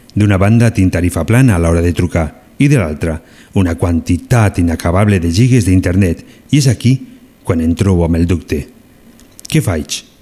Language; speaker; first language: Catalan; native; Catalan